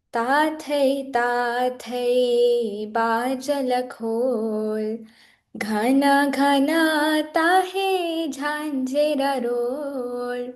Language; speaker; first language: Hindi; native; Hindi